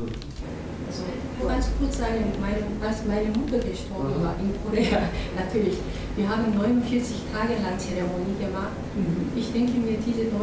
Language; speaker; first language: German; non-native, learner; Korean